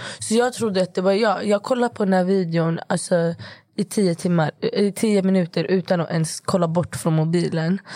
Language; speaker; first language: Swedish; early bilingual, other home language; Kurdish